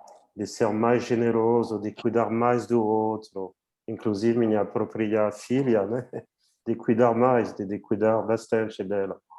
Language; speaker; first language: Portuguese; non-native, fluent; French